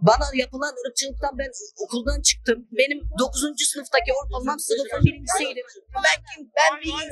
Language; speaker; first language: Turkish; early bilingual, other home language; Arabic